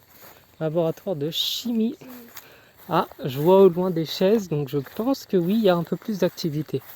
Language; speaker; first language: French; native; French